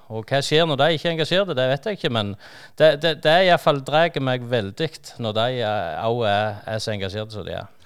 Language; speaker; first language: Norwegian; native; Norwegian